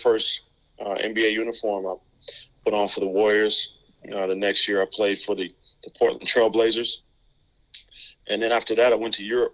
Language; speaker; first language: English; native; English